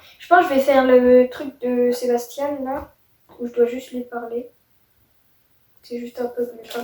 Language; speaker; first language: French; native; French